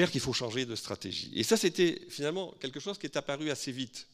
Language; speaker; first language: French; native; French